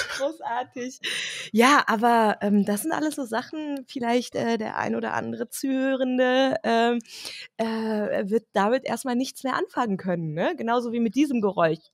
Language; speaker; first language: German; early bilingual, other home language; Turkish